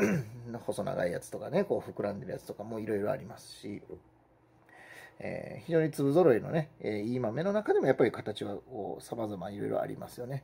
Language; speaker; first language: Japanese; native; Japanese